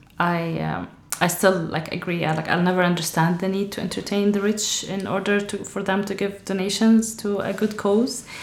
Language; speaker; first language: English; non-native, fluent; Arabic